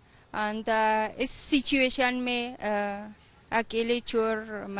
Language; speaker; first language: Hindi; non-native, learner; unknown